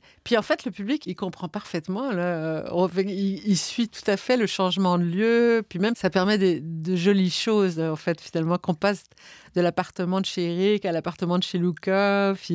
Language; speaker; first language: French; native; French